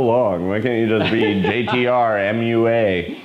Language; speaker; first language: English; native; English